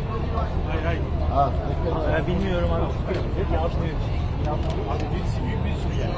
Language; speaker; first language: Turkish; native; Turkish